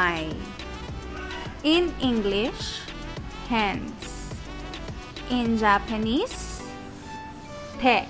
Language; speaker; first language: English; non-native, local second language; Filipino